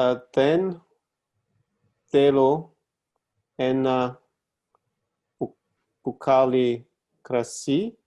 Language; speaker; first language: Greek; non-native, learner; English